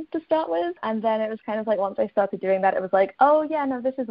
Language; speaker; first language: English; native; English